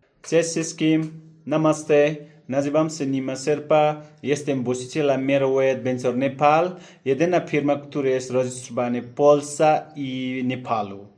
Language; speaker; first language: Polish; non-native, learner; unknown